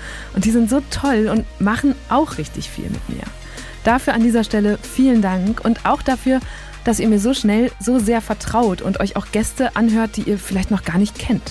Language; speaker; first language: German; native; German